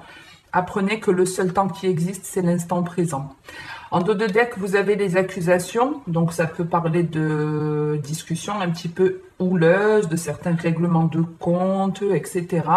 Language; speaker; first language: French; native; French